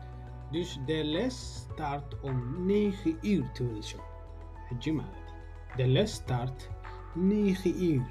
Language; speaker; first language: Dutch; non-native, learner; Tigrinya